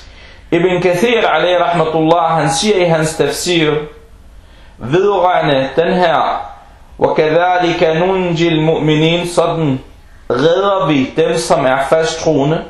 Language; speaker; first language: Danish; non-native, local second language; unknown